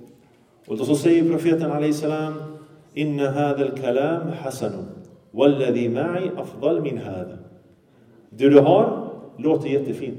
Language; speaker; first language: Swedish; early bilingual, other home language; Arabic